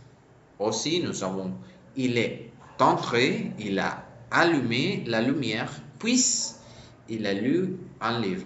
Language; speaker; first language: French; non-native, fluent; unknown